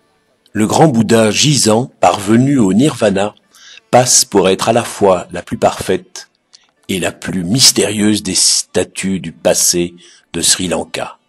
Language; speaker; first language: French; native; French